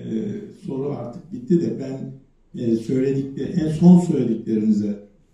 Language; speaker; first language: Turkish; native; Turkish